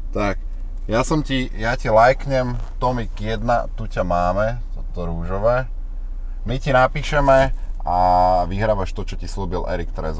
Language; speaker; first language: Slovak; native; Slovak